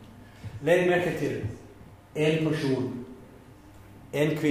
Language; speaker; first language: Norwegian; non-native, fluent; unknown